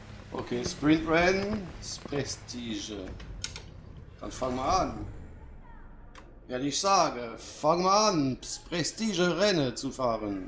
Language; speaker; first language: German; non-native, fluent; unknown